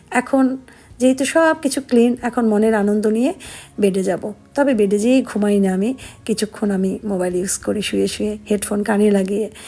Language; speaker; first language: Bangla; native; Bangla